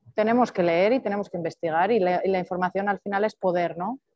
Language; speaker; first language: Spanish; native; Spanish